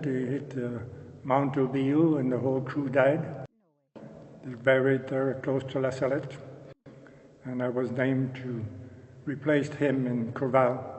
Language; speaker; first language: English; non-native, local second language; French